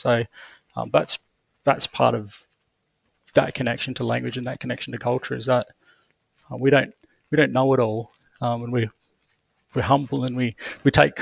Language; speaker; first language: English; native; English